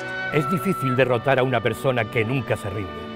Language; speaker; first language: Spanish; native; Spanish